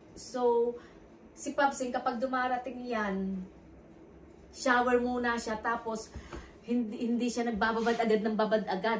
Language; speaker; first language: Filipino; native; Filipino